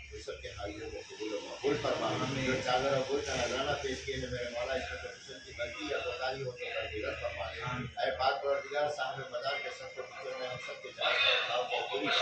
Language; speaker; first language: Urdu; native; Urdu